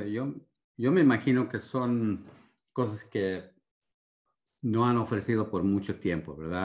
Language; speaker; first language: Spanish; early bilingual, heritage; Spanish